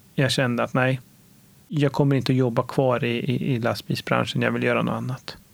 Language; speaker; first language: Swedish; native; Swedish